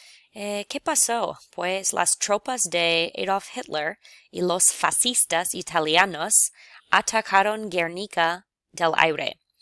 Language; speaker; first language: Spanish; non-native, fluent; English